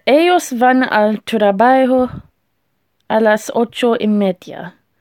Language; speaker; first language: Spanish; non-native, learner; English